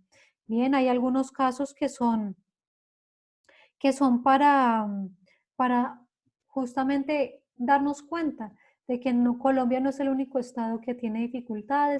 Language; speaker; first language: Spanish; native; Spanish